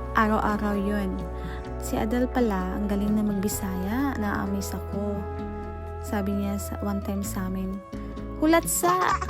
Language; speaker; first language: Filipino; non-native, local second language; Cebuano